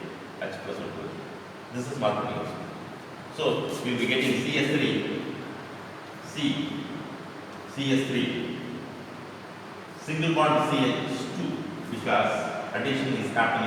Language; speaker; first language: English; non-native, local second language; Tamil